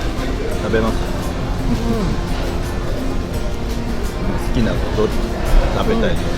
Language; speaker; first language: Japanese; native; Japanese